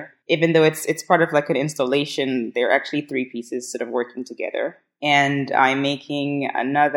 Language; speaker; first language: English; non-native, local second language; Akan